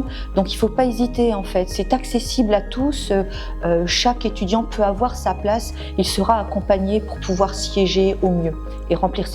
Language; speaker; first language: French; native; French